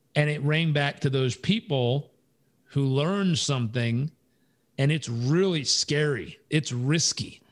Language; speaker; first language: English; native; English